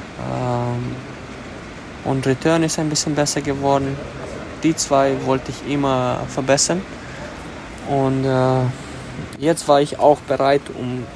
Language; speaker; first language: German; early bilingual, other home language; Romanian